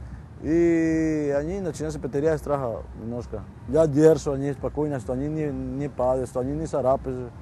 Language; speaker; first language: Russian; non-native, learner; Spanish